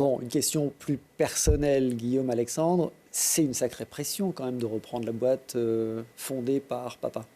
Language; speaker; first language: French; native; French